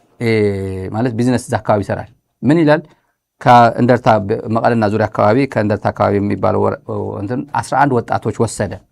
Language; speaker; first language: Amharic; non-native, local second language; Tigrinya